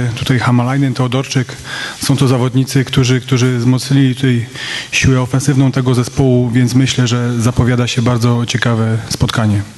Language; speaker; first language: Polish; native; Polish